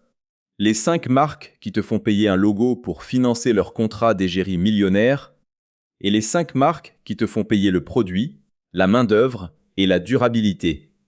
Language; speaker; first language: French; native; French